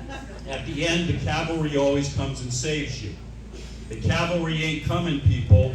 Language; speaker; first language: English; native; English